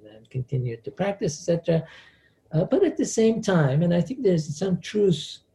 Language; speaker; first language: English; non-native, fluent; Turkish